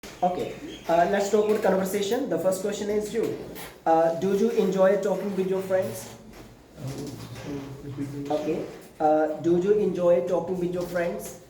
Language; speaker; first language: English; non-native, fluent; Punjabi